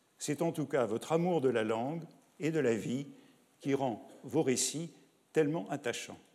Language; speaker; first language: French; native; French